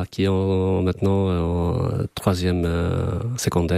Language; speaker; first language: French; non-native, fluent; Albanian